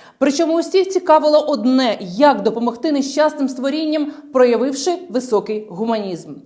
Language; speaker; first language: Ukrainian; native; Ukrainian